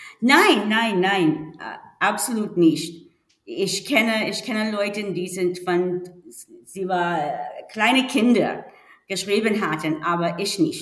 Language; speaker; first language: German; non-native, learner; English